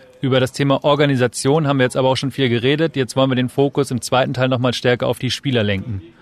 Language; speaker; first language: German; native; German